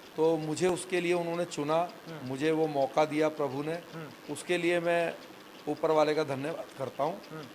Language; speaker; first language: Hindi; native; Hindi